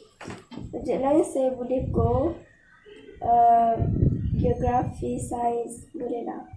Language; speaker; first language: Malay; native; Malay